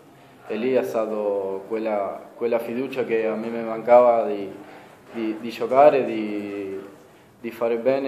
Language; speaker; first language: Italian; non-native, fluent; Spanish